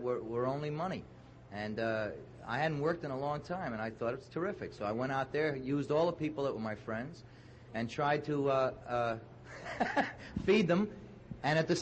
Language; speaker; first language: English; native; English